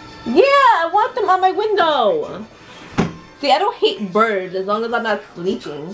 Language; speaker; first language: English; early bilingual, other home language; Spanish